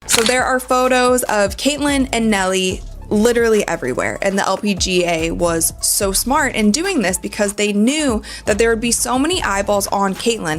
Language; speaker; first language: English; native; English